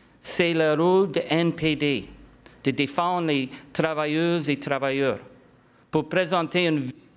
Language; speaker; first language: French; non-native, local second language; English